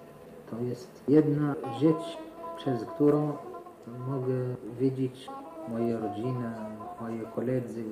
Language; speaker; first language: Polish; non-native, learner; Arabic